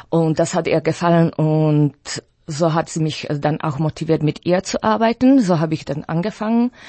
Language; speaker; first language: German; non-native, fluent; Slovak